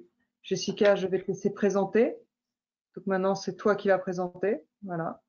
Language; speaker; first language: French; native; French